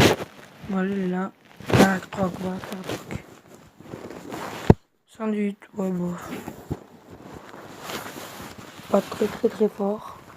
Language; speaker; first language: French; native; French